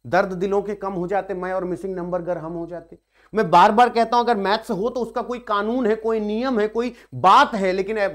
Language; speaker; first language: Hindi; native; Hindi